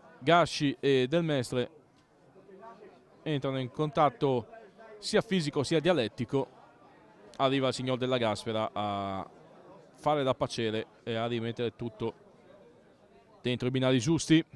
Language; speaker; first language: Italian; native; Italian